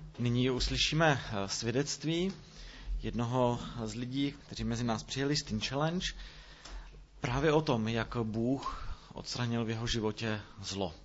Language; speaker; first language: Czech; native; Czech